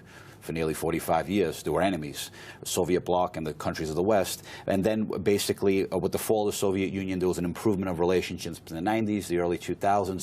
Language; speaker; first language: English; native; English